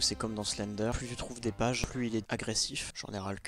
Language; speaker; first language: French; native; French